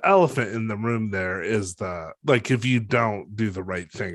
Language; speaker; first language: English; native; English